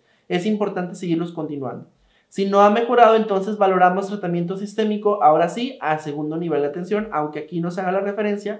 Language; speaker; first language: Spanish; native; Spanish